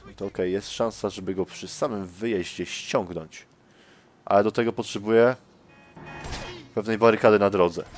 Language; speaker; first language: Polish; native; Polish